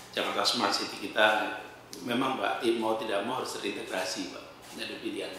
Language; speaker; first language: Indonesian; native; Indonesian